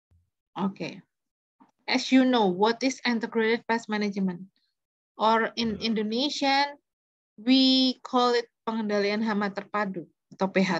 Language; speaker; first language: English; non-native, fluent; Indonesian